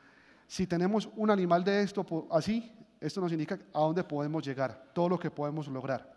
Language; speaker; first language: Spanish; native; Spanish